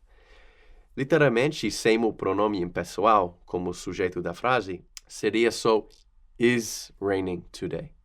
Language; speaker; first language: Portuguese; non-native, fluent; English